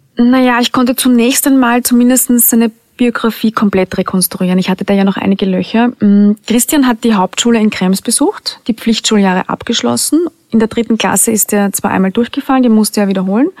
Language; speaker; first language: German; native; German